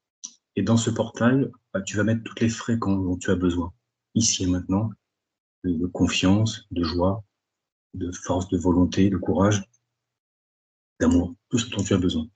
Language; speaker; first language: French; native; French